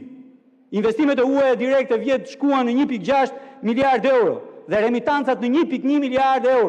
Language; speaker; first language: Albanian; native; Albanian